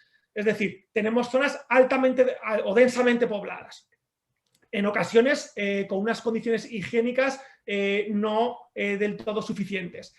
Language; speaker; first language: Spanish; native; Spanish